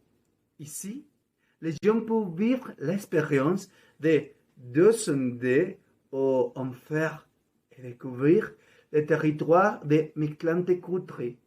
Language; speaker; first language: French; non-native, learner; Spanish